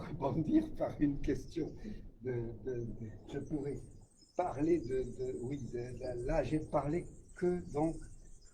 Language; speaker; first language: French; native; French